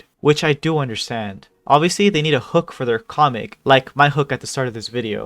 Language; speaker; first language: English; native; English